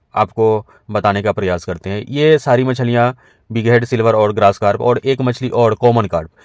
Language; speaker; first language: Hindi; native; Hindi